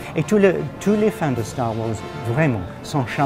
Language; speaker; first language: French; non-native, fluent; English